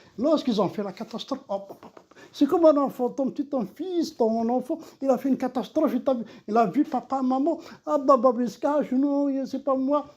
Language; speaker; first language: French; non-native, local second language; Kabyle